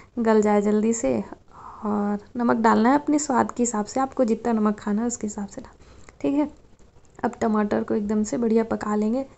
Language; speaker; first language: Hindi; native; Hindi